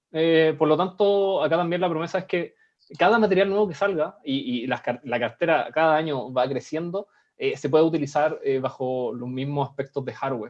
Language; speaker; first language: Spanish; native; Spanish